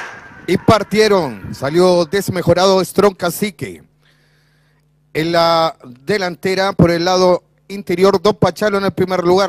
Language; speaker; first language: Spanish; native; Spanish